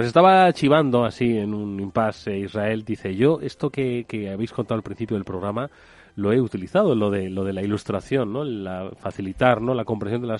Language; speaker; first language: Spanish; native; Spanish